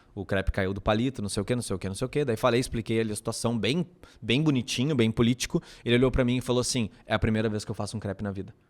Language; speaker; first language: Portuguese; native; Portuguese